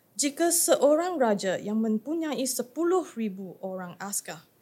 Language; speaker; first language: English; non-native, local second language; Chinese